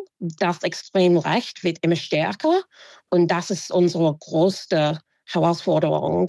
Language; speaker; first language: German; non-native, fluent; English